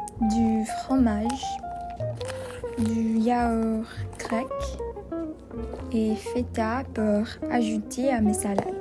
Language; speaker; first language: French; non-native, learner; English